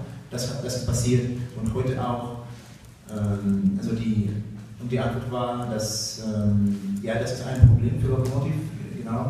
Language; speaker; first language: German; non-native, learner; Russian